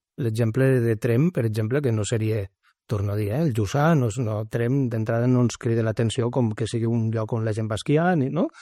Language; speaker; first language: Catalan; native; Catalan